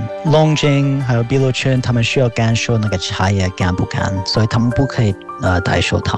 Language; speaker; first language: Chinese; non-native, fluent; English